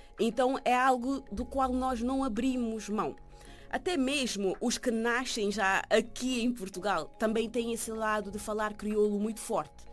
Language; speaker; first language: Portuguese; non-native, local second language; Kabuverdianu